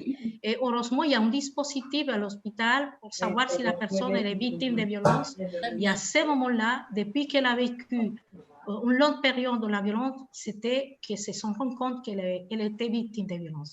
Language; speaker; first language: French; non-native, fluent; Spanish